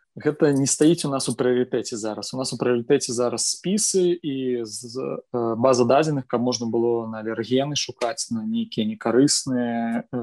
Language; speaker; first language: Belarusian; non-native, local second language; Russian